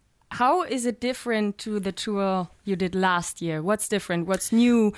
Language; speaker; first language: English; non-native, fluent; German